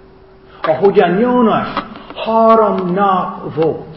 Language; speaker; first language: Hungarian; non-native, fluent; English